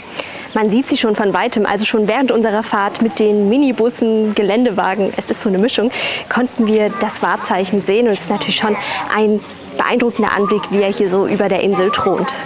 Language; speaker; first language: German; native; German